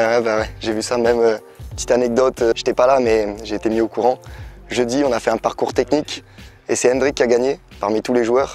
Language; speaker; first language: French; native; French